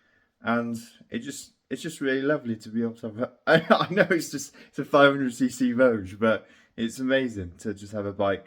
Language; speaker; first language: English; native; English